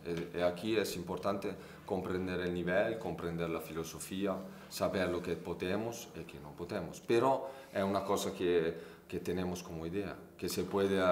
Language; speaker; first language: Spanish; non-native, fluent; Italian